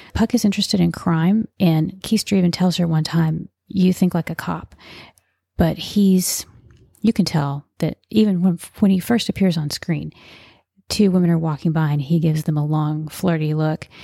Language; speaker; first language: English; native; English